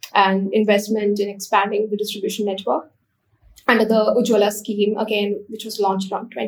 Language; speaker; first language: English; non-native, local second language; Hindi